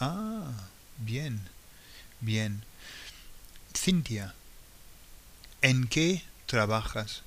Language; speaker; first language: Spanish; non-native, fluent; English